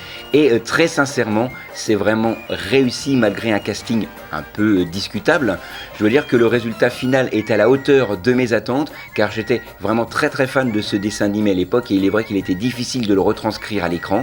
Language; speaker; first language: French; native; French